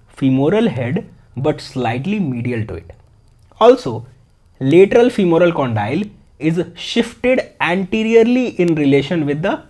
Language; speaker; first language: Hindi; native; Hindi